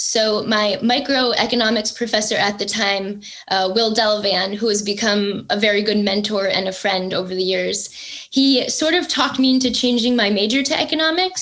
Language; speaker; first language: English; native; English